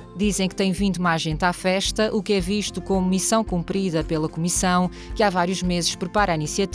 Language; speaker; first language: Portuguese; native; Portuguese